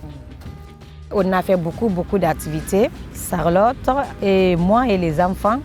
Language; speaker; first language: French; non-native, learner; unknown